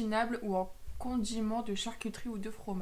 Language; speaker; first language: French; native; French